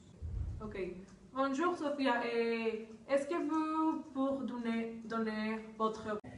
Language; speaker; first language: French; non-native, learner; Spanish